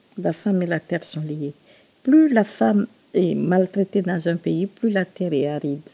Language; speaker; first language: French; non-native, local second language; Susu